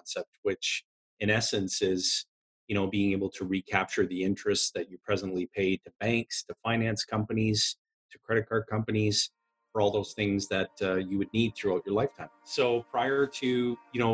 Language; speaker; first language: English; native; English